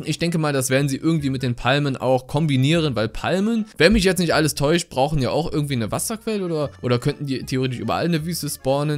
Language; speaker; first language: German; native; German